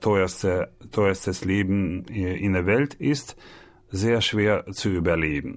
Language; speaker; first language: German; non-native, learner; Russian